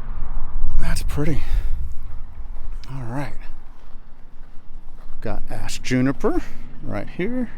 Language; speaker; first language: English; native; English